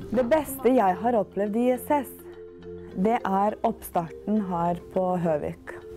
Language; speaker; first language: Norwegian; non-native, fluent; Bosnian